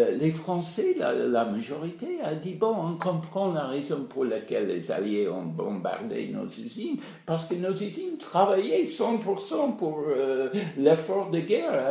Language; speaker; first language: French; non-native, fluent; English